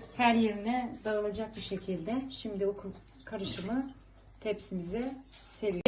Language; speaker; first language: Turkish; early bilingual, heritage; Turkish